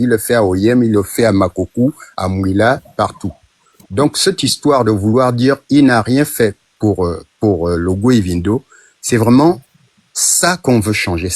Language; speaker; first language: French; non-native, local second language; Fang